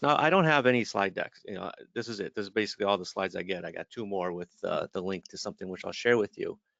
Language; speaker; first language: English; native; English